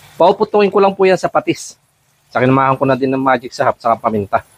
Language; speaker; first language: Filipino; non-native, local second language; Iloko